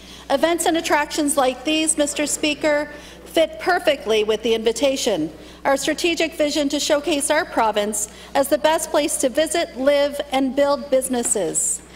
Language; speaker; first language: English; native; English